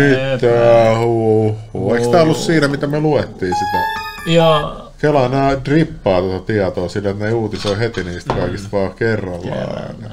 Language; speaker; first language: Finnish; native; Finnish